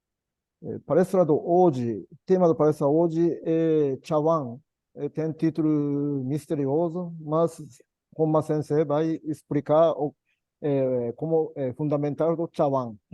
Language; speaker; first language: Portuguese; non-native, learner; Japanese